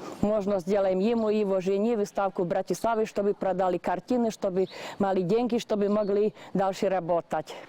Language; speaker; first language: Russian; non-native, learner; Slovak